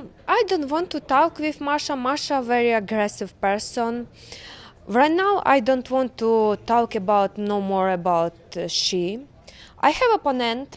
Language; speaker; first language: English; non-native, learner; Ukrainian